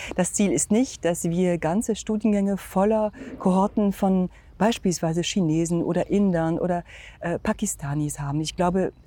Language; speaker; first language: German; non-native, fluent; French